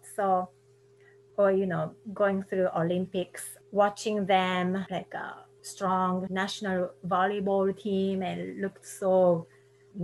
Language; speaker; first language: English; non-native, fluent; Japanese